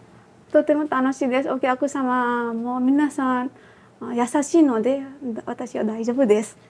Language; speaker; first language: Japanese; non-native, learner; Nepali